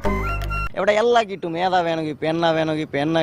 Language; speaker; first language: Malayalam; non-native, learner; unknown